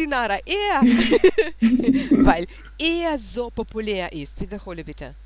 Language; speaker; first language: German; non-native, fluent; Russian